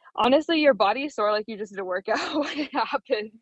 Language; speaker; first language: English; native; English